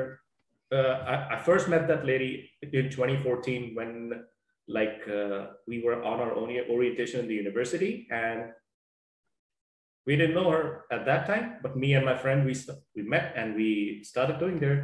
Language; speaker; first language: English; non-native, local second language; Punjabi